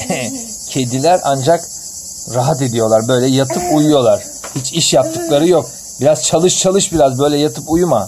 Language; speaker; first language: Turkish; native; Turkish